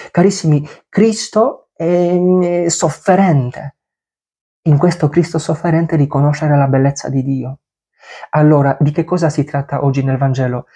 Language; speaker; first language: Italian; non-native, fluent; Polish